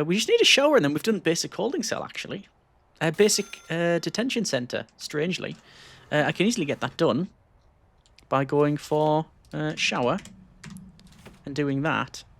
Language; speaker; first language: English; native; English